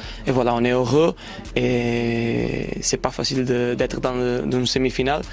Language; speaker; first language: French; non-native, fluent; Portuguese